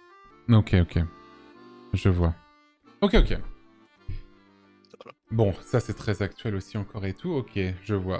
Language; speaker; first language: French; native; French